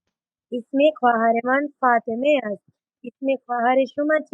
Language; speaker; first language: Persian; non-native, learner; Urdu